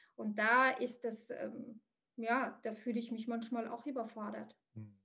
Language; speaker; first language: German; early bilingual, other home language; Arabic